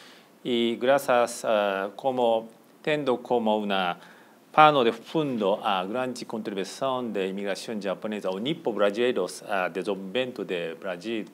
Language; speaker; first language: Portuguese; non-native, fluent; Japanese